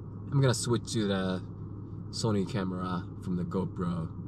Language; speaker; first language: English; non-native, fluent; Japanese